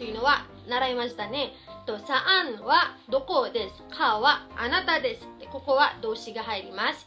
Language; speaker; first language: Japanese; non-native, fluent; Filipino